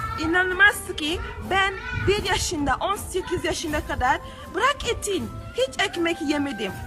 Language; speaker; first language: Turkish; non-native, learner; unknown